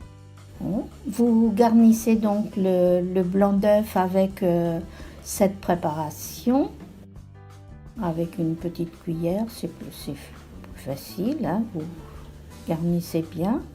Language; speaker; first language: French; native; French